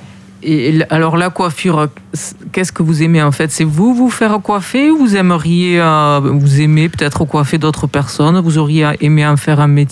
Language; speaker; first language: French; native; French